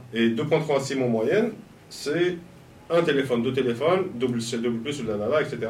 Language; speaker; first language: French; non-native, local second language; Arabic